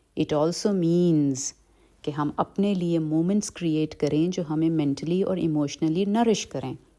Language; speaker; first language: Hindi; early bilingual, heritage; Hindi